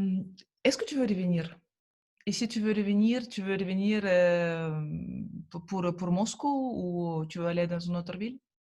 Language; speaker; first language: French; non-native, fluent; Russian